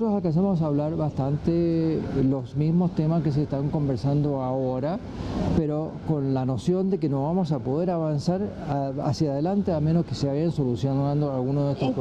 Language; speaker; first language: Spanish; native; Spanish